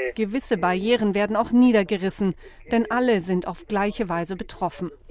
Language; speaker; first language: German; native; German